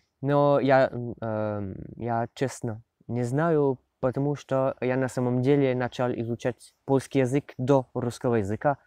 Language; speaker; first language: Russian; non-native, learner; French